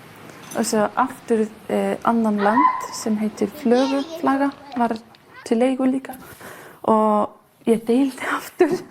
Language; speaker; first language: Icelandic; non-native, learner; Kalaallisut